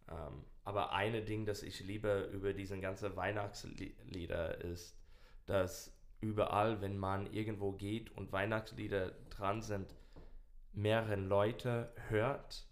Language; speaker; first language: German; non-native, learner; English